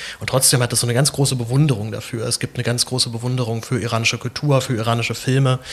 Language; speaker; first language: German; native; German